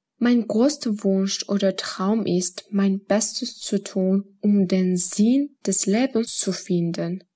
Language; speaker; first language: German; non-native, learner; Georgian